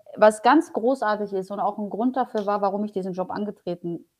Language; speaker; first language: German; early bilingual, other home language; Polish